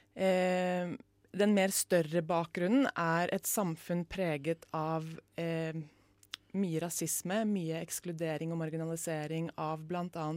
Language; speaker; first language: Norwegian; native; Norwegian